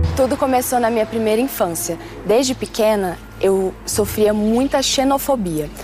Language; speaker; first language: Portuguese; early bilingual, other home language; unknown